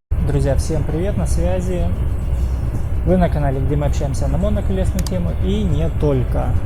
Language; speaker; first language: Russian; native; Russian